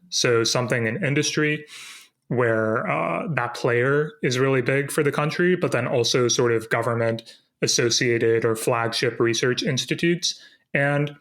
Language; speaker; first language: English; native; English